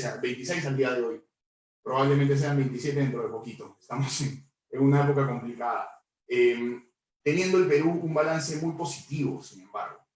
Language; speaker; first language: Spanish; native; Spanish